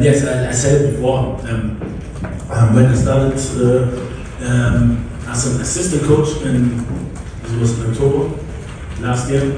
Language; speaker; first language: English; non-native, fluent; German